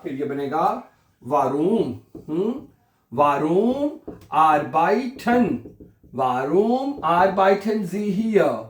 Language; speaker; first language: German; non-native, fluent; Urdu